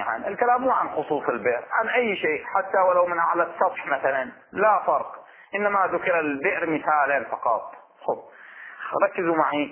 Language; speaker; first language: Arabic; native; Arabic